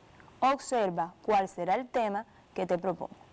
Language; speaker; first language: Spanish; native; Spanish